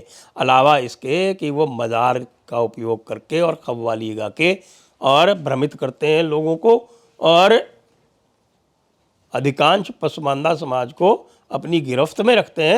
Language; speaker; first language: Hindi; native; Hindi